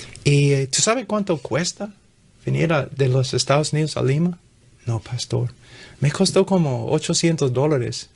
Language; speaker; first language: Spanish; non-native, fluent; English